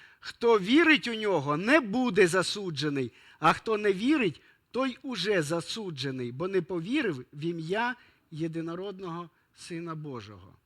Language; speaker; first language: Ukrainian; non-native, local second language; Russian